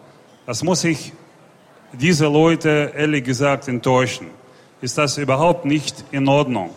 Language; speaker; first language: German; non-native, fluent; Russian